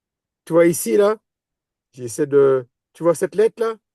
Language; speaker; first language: French; native; French